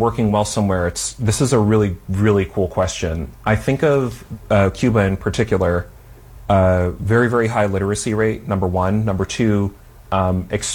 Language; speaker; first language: English; native; English